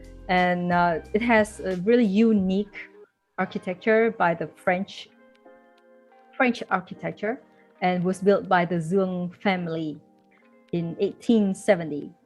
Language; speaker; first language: English; non-native, fluent; Vietnamese